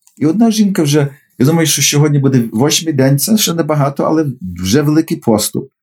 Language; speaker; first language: Ukrainian; early bilingual, heritage; Ukrainian